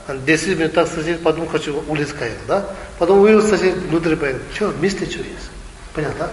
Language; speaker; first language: Russian; non-native, learner; Tibetan